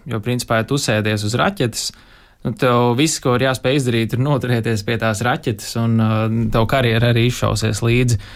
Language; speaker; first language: Latvian; native; Latvian